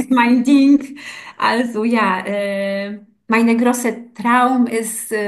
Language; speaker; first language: German; non-native, learner; Polish